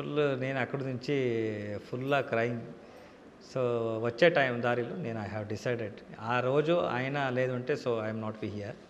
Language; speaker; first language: Telugu; non-native, local second language; Kannada